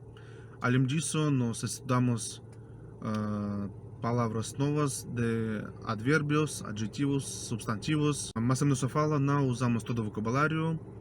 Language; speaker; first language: Portuguese; non-native, fluent; Russian